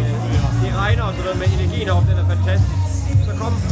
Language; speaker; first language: Danish; native; Danish